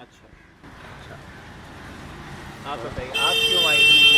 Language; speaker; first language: Hindi; native; Hindi